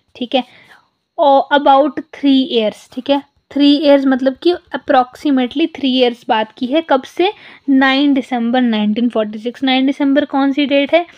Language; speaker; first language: Hindi; non-native, local second language; Punjabi